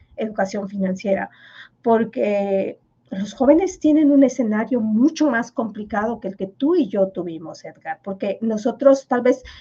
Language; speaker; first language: Spanish; non-native, local second language; Yucateco